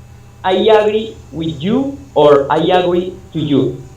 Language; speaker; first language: English; non-native, learner; Spanish